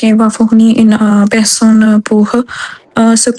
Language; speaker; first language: French; non-native, learner; Hindi